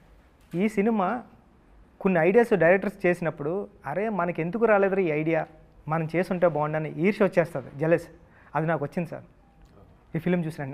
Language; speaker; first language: Telugu; native; Telugu